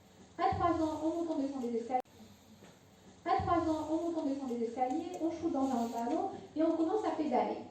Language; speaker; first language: French; non-native, local second language; Arabic